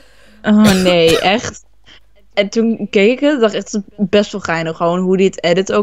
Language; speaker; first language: Dutch; native; Dutch